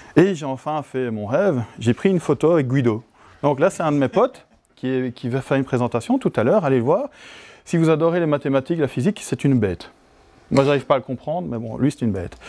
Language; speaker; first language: French; native; French